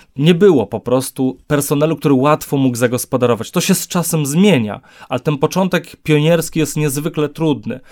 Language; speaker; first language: Polish; native; Polish